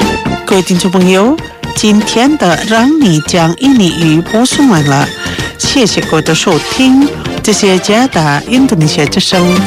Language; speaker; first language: Chinese; non-native, local second language; Indonesian